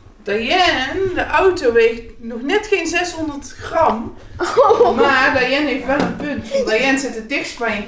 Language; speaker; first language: Dutch; native; Dutch